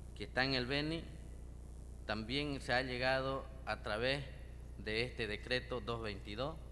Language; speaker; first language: Spanish; native; Spanish